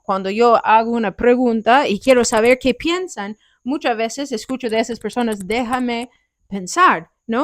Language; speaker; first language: Spanish; non-native, fluent; English